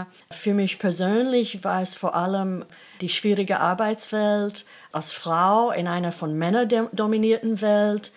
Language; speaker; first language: German; non-native, fluent; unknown